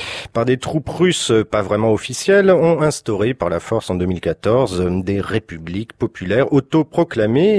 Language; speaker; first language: French; native; French